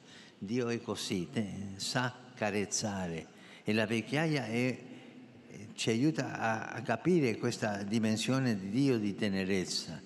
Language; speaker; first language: Italian; non-native, fluent; Spanish